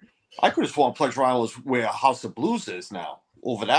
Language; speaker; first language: English; native; English